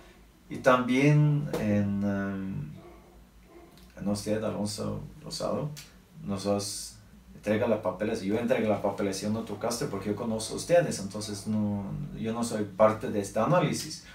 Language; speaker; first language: Spanish; non-native, learner; Norwegian